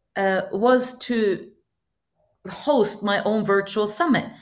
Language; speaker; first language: English; non-native, fluent; Norwegian